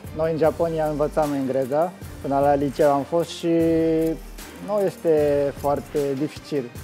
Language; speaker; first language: Romanian; non-native, fluent; Japanese